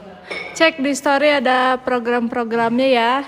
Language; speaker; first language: Indonesian; native; Indonesian